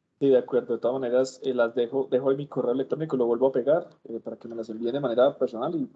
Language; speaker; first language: Spanish; native; Spanish